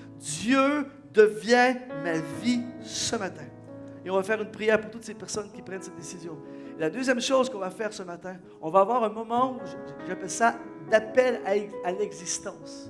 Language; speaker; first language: French; native; French